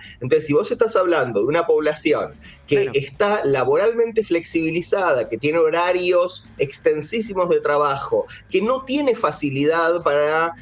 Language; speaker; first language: Spanish; native; Spanish